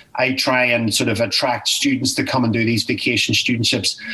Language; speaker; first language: English; native; English